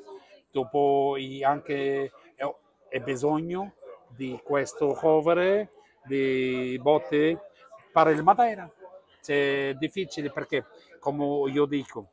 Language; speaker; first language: Italian; non-native, learner; Portuguese